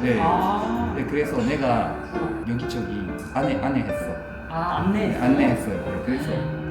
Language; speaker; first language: Korean; non-native, learner; Japanese